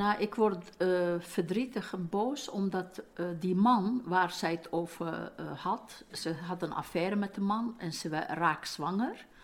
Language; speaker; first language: Dutch; non-native, fluent; Turkish